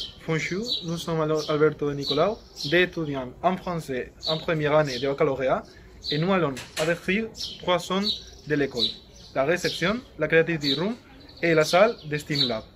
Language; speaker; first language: French; non-native, learner; Spanish